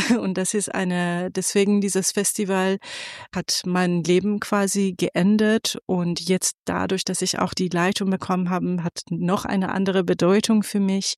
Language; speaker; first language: German; non-native, fluent; Persian